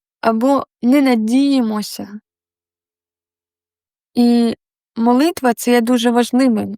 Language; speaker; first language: Ukrainian; non-native, local second language; Russian